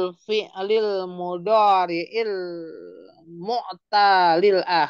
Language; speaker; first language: Arabic; non-native, learner; Indonesian